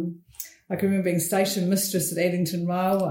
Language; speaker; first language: English; native; English